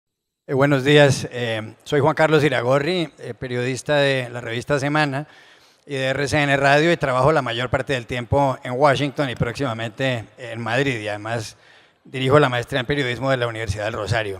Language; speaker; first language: Spanish; native; Spanish